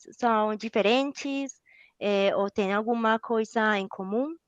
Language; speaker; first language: Portuguese; non-native, learner; Spanish